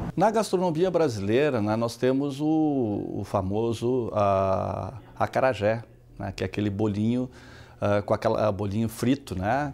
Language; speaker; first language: Portuguese; native; Portuguese